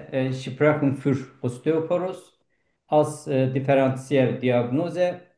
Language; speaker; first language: German; non-native, learner; Turkish